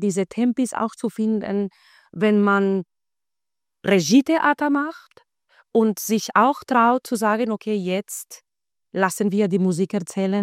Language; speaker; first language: German; non-native, fluent; Spanish